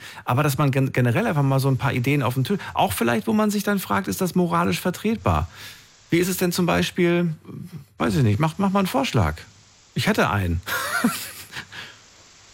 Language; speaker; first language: German; native; German